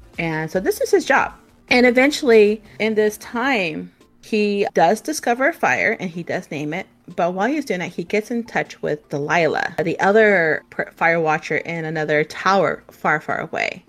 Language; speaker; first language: English; native; English